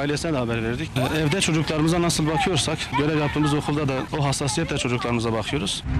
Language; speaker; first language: Turkish; native; Turkish